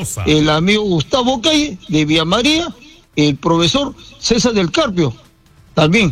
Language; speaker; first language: Spanish; native; Spanish